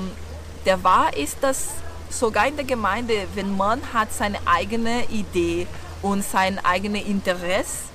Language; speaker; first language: German; non-native, fluent; Portuguese